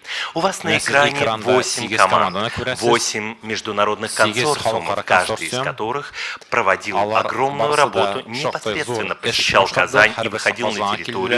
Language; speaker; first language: Russian; native; Russian